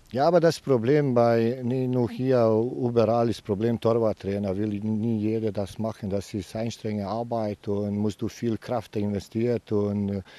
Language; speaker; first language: German; non-native, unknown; Bosnian